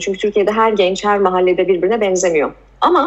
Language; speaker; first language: Turkish; native; Turkish